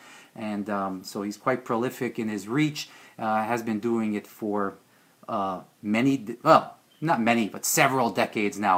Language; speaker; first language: English; early bilingual, other home language; Hungarian